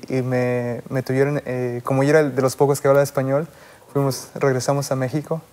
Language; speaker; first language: Spanish; native; Spanish